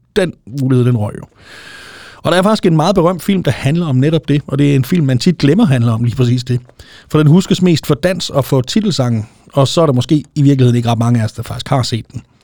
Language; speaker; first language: Danish; native; Danish